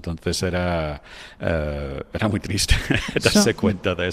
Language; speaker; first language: Spanish; non-native, fluent; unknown